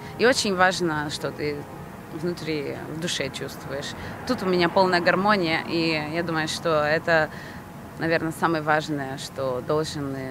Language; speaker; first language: Russian; non-native, local second language; Romanian